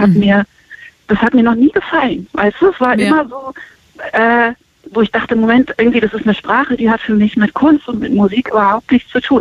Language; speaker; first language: German; native; German